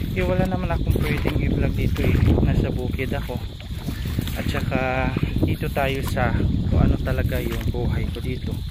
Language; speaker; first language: Filipino; non-native, local second language; Cebuano